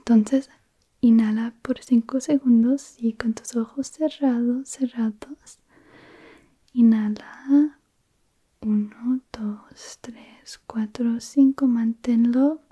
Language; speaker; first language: Spanish; early bilingual, heritage; Spanish